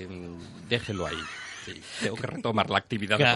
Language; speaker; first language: Spanish; native; Spanish